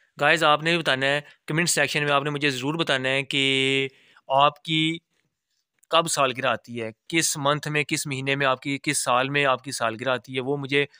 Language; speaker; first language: Urdu; non-native, local second language; Punjabi